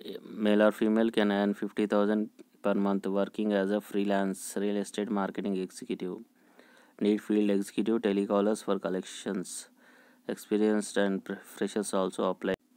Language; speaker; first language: English; non-native, local second language; Telugu